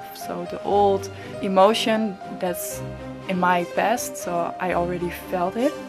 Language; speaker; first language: English; non-native, fluent; Dutch